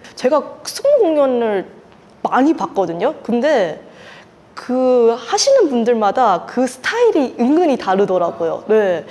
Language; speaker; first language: Korean; early bilingual, heritage; Korean